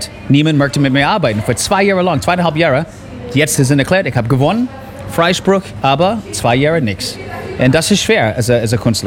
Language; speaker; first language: German; non-native, learner; English